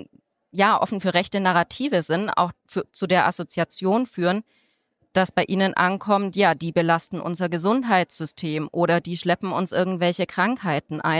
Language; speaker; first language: German; native; German